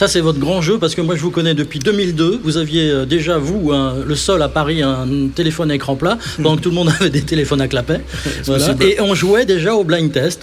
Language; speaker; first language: French; native; French